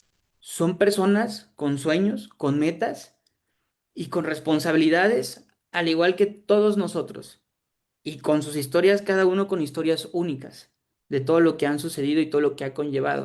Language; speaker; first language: Spanish; native; Spanish